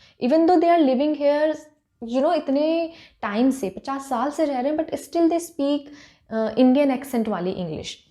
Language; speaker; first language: Hindi; native; Hindi